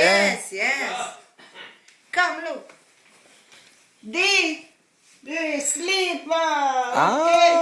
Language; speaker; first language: English; non-native, learner; Romanian